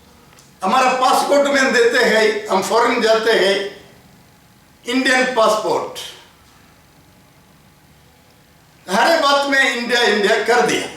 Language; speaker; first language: Hindi; non-native, local second language; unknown